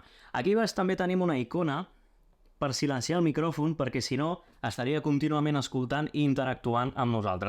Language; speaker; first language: Catalan; native; Catalan